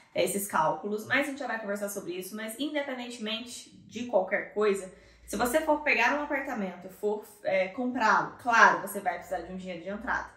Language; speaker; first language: Portuguese; native; Portuguese